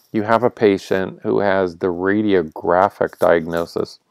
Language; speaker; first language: English; native; English